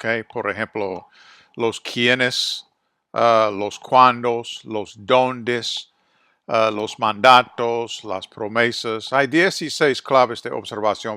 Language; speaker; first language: Spanish; non-native, fluent; English